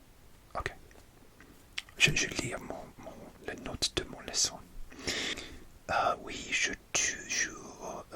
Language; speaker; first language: French; non-native, learner; English